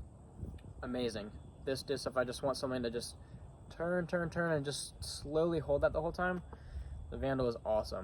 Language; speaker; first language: English; native; English